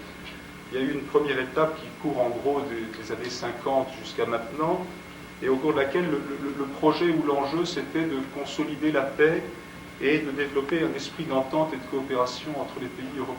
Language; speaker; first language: French; native; French